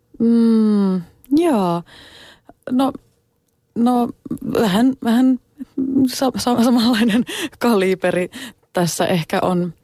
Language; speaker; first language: Finnish; native; Finnish